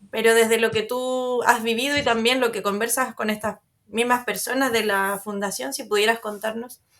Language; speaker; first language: Spanish; native; Spanish